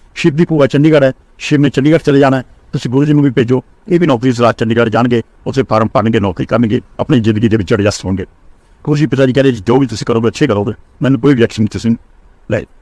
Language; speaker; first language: Hindi; non-native, local second language; Punjabi